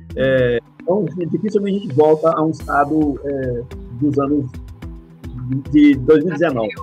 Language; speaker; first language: Portuguese; native; Portuguese